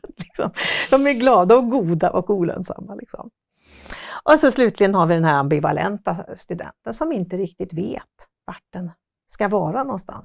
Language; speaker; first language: Swedish; native; Swedish